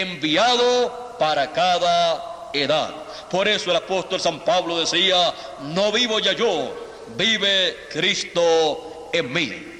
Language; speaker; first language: Spanish; native; Spanish